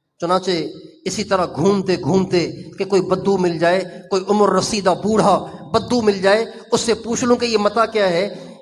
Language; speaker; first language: Urdu; non-native, local second language; Sindhi